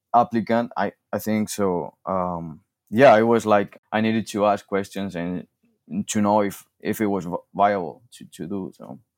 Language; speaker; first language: English; non-native, fluent; Spanish